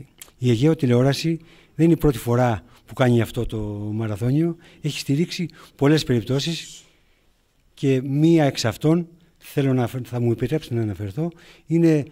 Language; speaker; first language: Greek; native; Greek